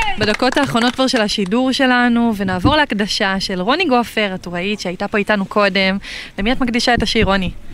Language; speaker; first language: Hebrew; native; Hebrew